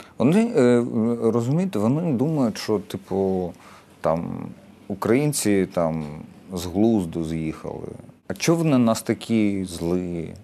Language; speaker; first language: Ukrainian; non-native, local second language; Russian